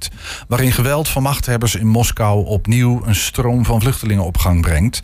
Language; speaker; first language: Dutch; native; Dutch